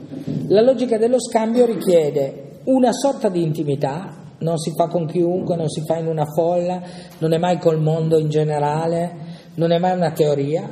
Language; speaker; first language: Italian; native; Italian